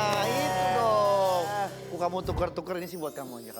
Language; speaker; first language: Indonesian; native; Indonesian